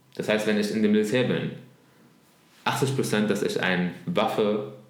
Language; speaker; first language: German; non-native, fluent; Arabic